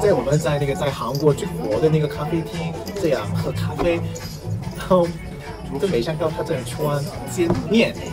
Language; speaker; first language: Chinese; non-native, fluent; Korean